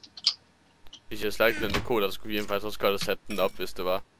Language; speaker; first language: Danish; native; Danish